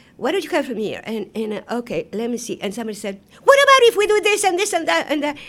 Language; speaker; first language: English; non-native, fluent; Spanish